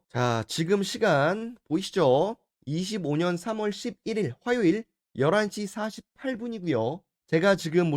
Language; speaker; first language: Korean; native; Korean